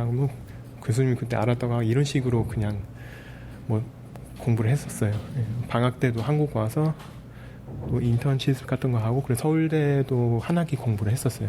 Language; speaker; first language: Korean; early bilingual, heritage; Korean